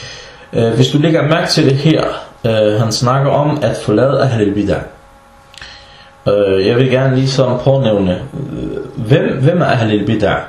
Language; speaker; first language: Danish; early bilingual, other home language; Arabic